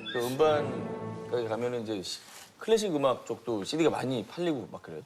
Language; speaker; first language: Korean; native; Korean